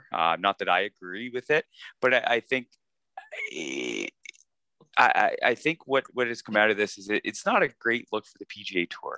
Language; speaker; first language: English; native; English